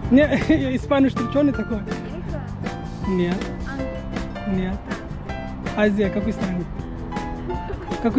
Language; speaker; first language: Russian; non-native, learner; Bangla